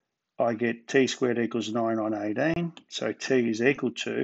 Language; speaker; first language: English; native; English